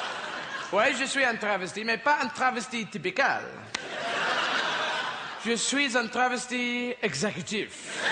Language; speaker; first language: French; non-native, learner; English